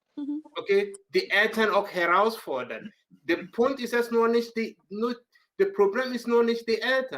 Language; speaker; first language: German; non-native, learner; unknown